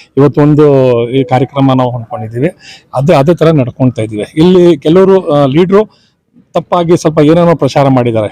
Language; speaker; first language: Kannada; non-native, local second language; Urdu